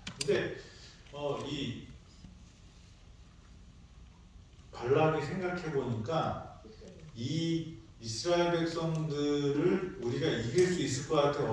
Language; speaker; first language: Korean; native; Korean